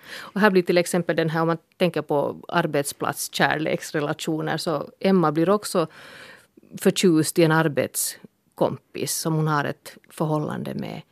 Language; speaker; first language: Swedish; native; Swedish